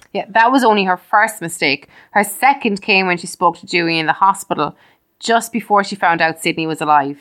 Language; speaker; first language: English; native; English